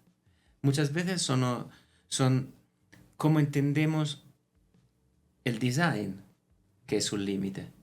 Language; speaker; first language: Spanish; non-native, fluent; Italian